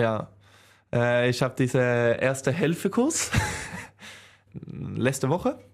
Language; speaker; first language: German; non-native, learner; Swedish